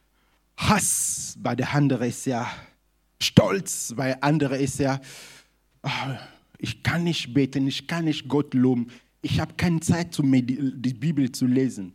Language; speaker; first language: German; non-native, fluent; Lingala